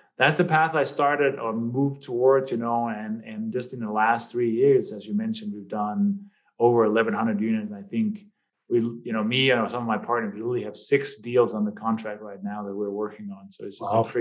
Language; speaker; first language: English; non-native, fluent; Danish